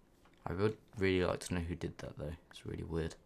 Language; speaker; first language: English; native; English